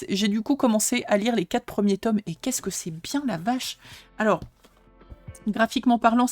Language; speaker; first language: French; native; French